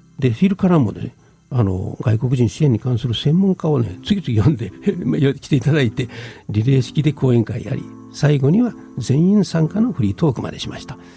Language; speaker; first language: Japanese; native; Japanese